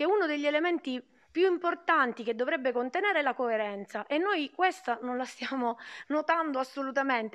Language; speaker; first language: Italian; native; Italian